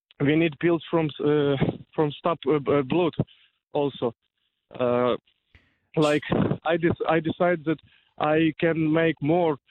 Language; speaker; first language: English; non-native, learner; Ukrainian